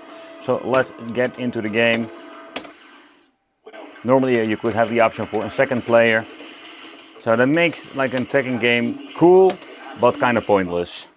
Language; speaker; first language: English; non-native, fluent; Dutch